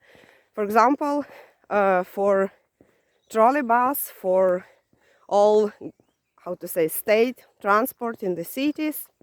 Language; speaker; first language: English; non-native, fluent; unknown